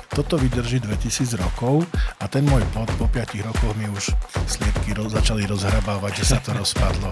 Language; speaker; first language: Slovak; native; Slovak